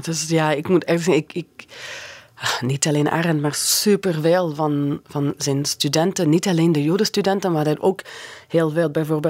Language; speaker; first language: Dutch; non-native, fluent; English